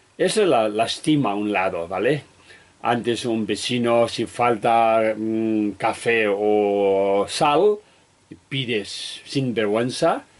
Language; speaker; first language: Spanish; non-native, learner; Tibetan